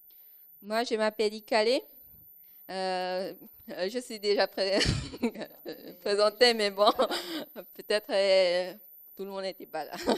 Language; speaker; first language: French; non-native, local second language; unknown